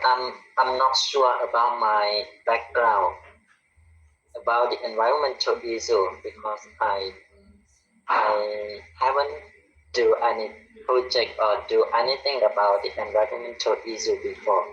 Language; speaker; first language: English; non-native, learner; Khmer